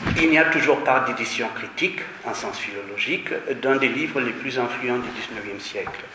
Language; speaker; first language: French; non-native, fluent; German